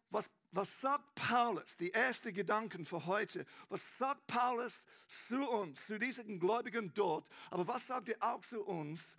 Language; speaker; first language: German; non-native, learner; English